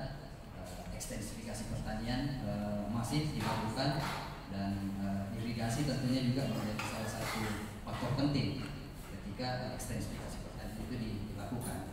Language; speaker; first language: Indonesian; native; Indonesian